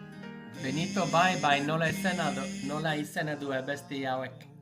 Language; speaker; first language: Basque; non-native, learner; English